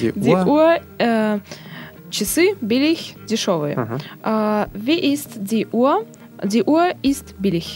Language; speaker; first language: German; non-native, learner; Russian